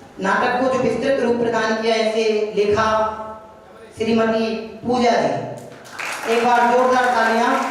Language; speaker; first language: Hindi; native; Hindi